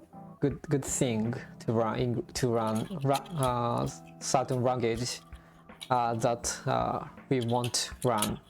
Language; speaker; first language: English; non-native, learner; Japanese